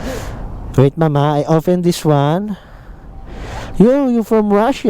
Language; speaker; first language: English; non-native, learner; Filipino